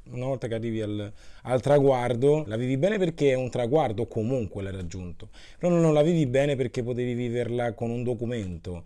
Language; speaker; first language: Italian; early bilingual, other home language; Kabuverdianu